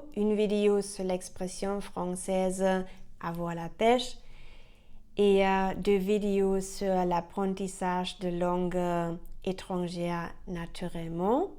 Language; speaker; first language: French; non-native, learner; German